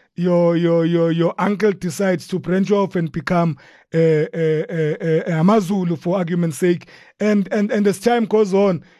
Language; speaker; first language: English; non-native, local second language; Zulu